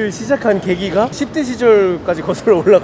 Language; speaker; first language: Korean; native; Korean